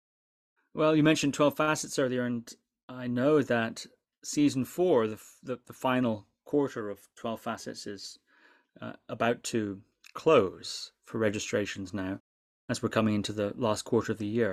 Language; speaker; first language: English; native; English